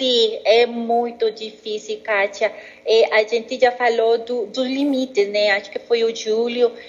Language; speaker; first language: Portuguese; non-native, learner; Spanish